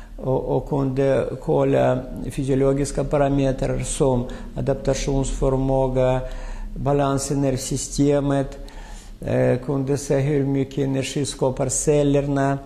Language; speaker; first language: Swedish; non-native, fluent; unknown